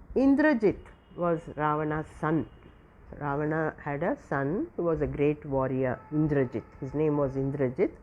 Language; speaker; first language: English; non-native, local second language; Tamil